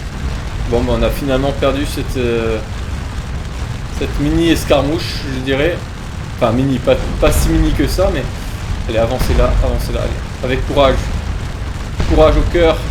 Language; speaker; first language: French; native; French